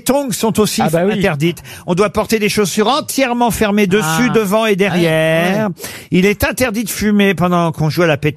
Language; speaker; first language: French; native; French